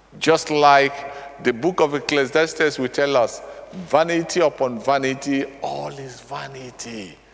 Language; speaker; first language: English; non-native, local second language; Igbo